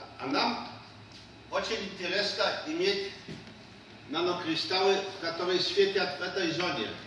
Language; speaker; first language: Russian; non-native, fluent; Polish